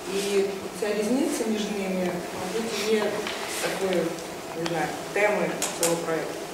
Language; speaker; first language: Ukrainian; non-native, local second language; Russian